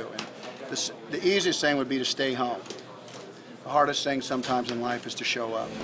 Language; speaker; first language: English; native; English